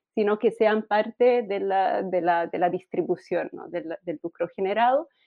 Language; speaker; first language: Spanish; non-native, fluent; Italian